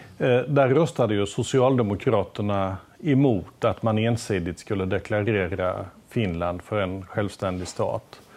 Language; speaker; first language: Swedish; native; Swedish